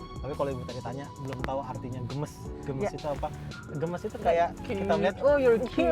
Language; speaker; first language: Indonesian; native; Indonesian